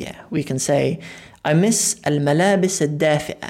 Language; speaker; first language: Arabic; non-native, fluent; English